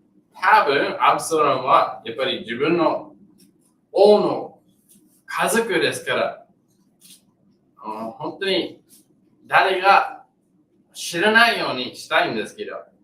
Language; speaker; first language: Japanese; non-native, learner; English